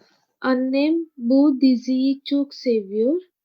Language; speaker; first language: Turkish; non-native, learner; Urdu